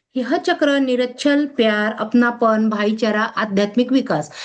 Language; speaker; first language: Hindi; non-native, local second language; Marathi